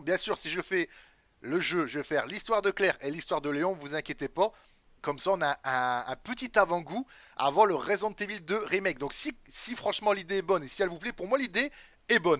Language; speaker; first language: French; native; French